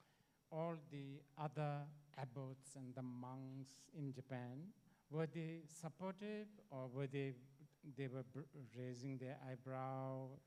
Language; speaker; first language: English; non-native, learner; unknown